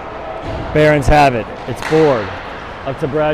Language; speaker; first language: English; native; English